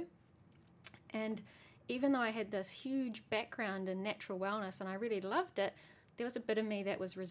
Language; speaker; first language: English; native; English